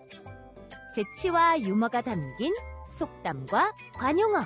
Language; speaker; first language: Korean; native; Korean